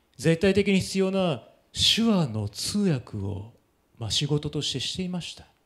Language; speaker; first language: Japanese; native; Japanese